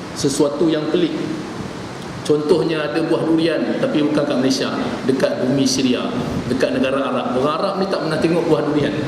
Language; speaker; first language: Malay; native; Malay